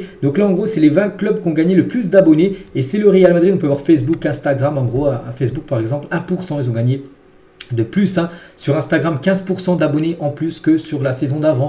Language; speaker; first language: French; native; French